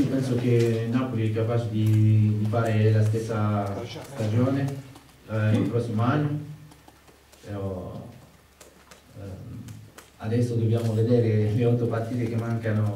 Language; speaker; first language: Italian; non-native, learner; French